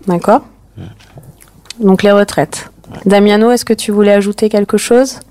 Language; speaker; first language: French; native; French